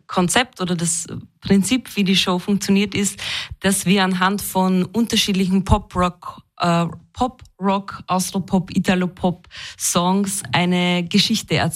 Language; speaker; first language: German; native; German